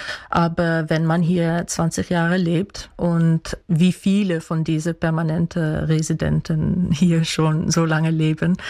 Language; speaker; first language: German; non-native, fluent; Dutch